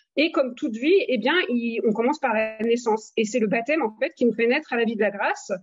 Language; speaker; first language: French; native; French